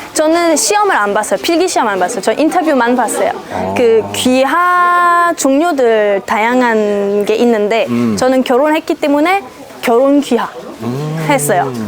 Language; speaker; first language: Korean; non-native, fluent; German